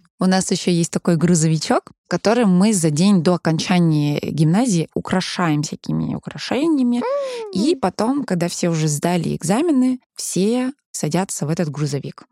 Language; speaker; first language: Russian; early bilingual, heritage; Danish